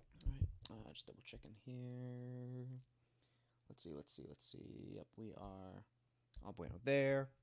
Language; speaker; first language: English; native; English